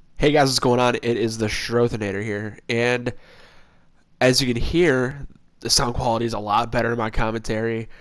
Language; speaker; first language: English; native; English